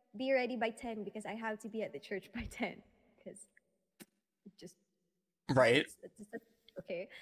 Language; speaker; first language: English; non-native, local second language; Filipino